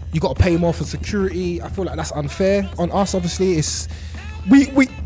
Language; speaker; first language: English; native; English